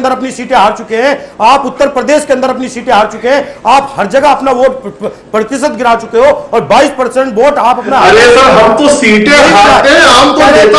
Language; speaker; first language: Hindi; native; Hindi